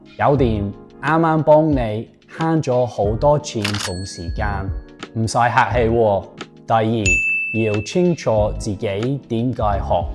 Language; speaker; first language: Cantonese; non-native, fluent; English